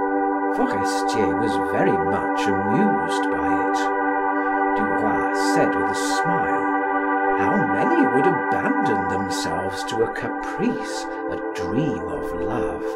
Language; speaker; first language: English; native; English